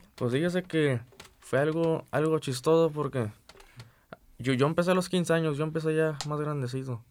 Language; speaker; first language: Spanish; early bilingual, heritage; Spanish